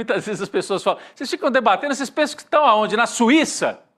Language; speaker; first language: Portuguese; native; Portuguese